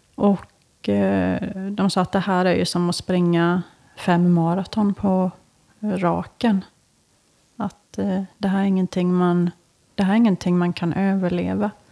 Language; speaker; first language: Swedish; native; Swedish